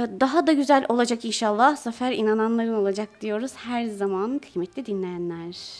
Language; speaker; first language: Turkish; native; Turkish